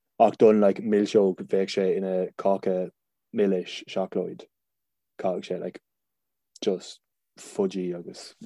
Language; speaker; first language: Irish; non-native, local second language; English